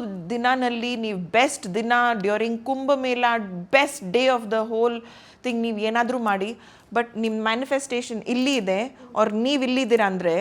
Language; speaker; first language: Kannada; non-native, local second language; Hindi